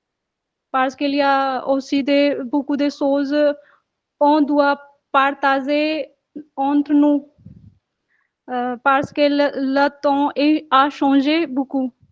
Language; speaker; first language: French; non-native, learner; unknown